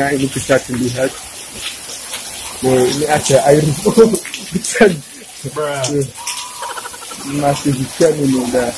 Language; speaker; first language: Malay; non-native, local second language; Javanese